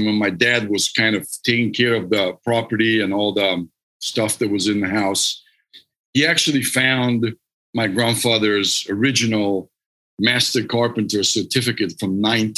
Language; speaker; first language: English; non-native, fluent; Hungarian